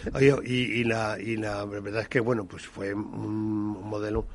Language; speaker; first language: Spanish; native; Spanish